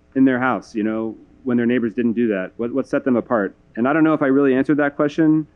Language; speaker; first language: English; native; English